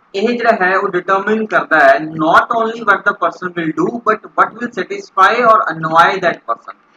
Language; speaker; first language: Hindi; non-native, local second language; Punjabi